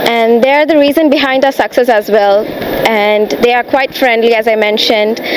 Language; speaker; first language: English; non-native, local second language; Malayalam